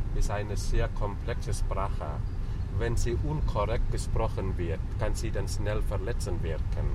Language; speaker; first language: German; non-native, fluent; Indonesian